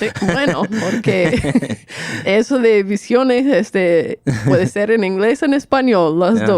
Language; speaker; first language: Spanish; non-native, fluent; English